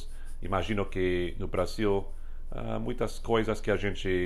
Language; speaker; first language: Portuguese; non-native, fluent; English